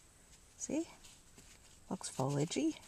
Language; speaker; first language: English; native; English